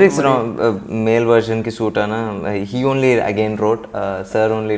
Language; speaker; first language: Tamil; non-native, local second language; Telugu